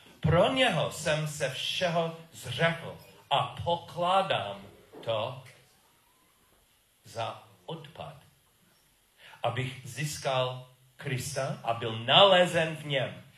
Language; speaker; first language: Czech; non-native, learner; English